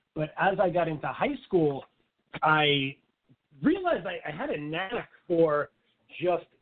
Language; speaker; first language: English; native; English